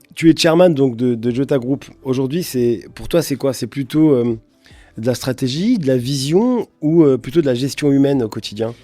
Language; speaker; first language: French; native; French